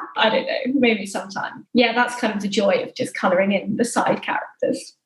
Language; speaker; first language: English; native; English